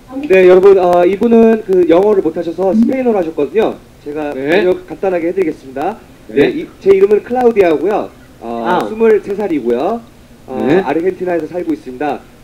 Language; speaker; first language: Korean; native; Korean